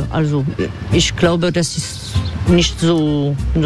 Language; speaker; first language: German; non-native, fluent; French